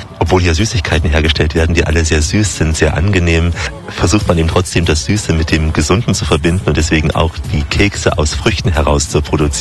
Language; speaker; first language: German; native; German